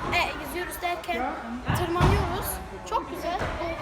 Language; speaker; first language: Turkish; early bilingual, heritage; Turkish